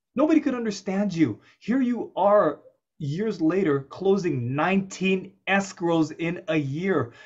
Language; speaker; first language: English; native; English